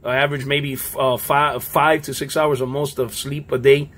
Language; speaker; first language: English; native; English